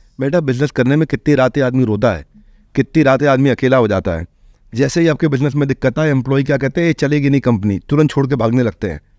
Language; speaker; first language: Hindi; native; Hindi